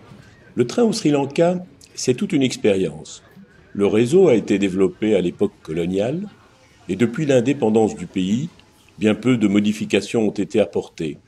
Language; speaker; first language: French; native; French